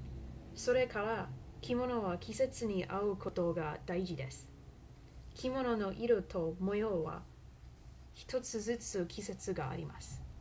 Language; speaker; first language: Japanese; non-native, learner; English